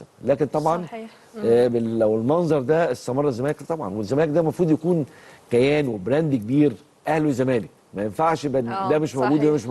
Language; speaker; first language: Arabic; native; Arabic